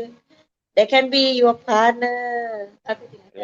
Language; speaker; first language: English; non-native, learner; Thai